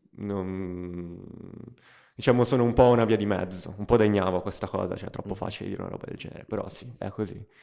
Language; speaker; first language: Italian; early bilingual, other home language; Russian